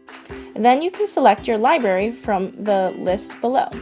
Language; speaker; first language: English; native; English